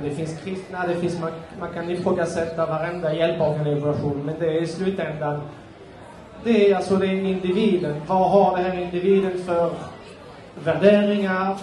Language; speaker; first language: Swedish; non-native, fluent; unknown